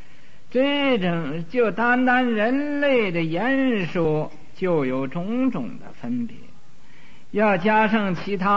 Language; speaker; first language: Chinese; native; Chinese